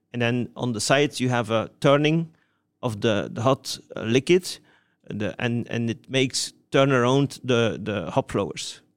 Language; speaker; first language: English; non-native, fluent; Dutch